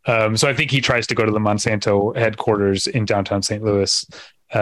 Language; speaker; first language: English; native; English